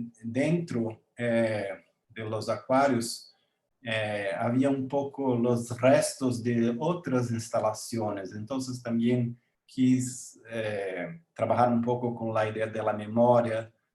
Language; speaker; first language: Spanish; non-native, learner; Portuguese